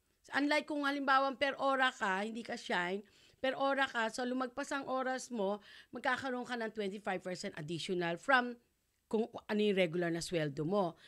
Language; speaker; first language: Filipino; native; Filipino